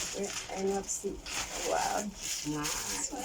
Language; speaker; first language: English; non-native, learner; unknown